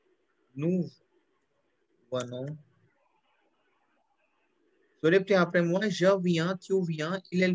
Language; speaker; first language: French; non-native, fluent; Hindi